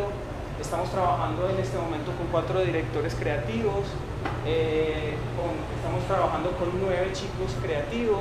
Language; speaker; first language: Spanish; native; Spanish